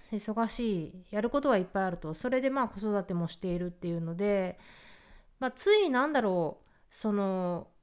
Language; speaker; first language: Japanese; native; Japanese